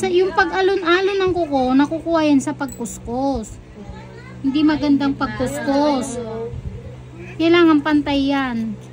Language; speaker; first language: Filipino; native; Filipino